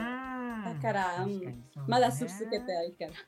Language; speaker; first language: Japanese; non-native, learner; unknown